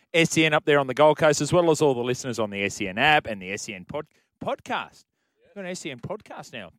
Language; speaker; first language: English; native; English